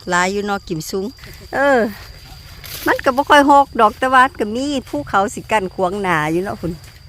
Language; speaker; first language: Thai; native; Thai